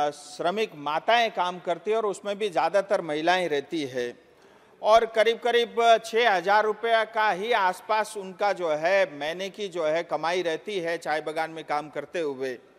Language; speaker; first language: Hindi; non-native, local second language; Nepali